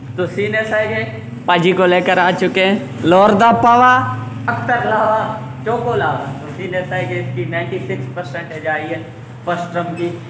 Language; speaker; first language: Urdu; non-native, local second language; Punjabi